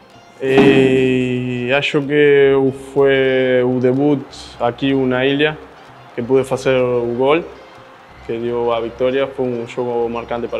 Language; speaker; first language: Portuguese; non-native, learner; Spanish